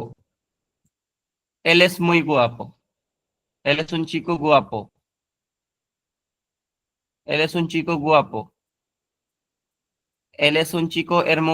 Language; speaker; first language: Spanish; non-native, learner; Hindi